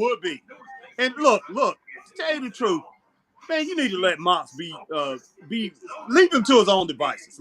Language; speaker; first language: English; native; English